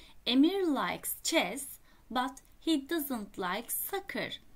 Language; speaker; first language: English; non-native, fluent; Turkish